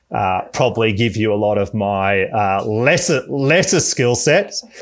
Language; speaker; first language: English; native; English